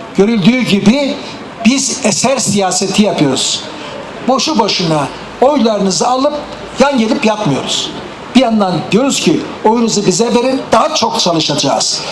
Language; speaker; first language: Turkish; native; Turkish